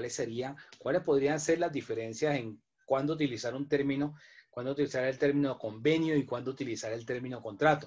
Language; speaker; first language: Spanish; native; Spanish